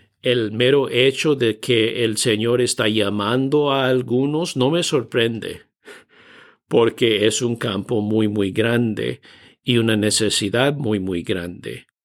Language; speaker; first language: Spanish; non-native, fluent; English